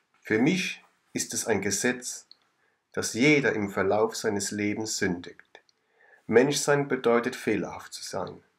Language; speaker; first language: German; native; German